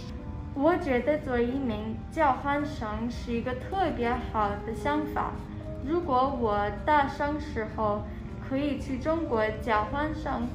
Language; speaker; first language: Chinese; non-native, fluent; English